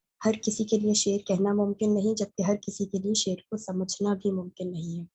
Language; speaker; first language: Urdu; native; Urdu